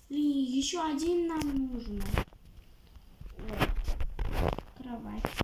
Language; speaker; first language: Russian; non-native, local second language; Uzbek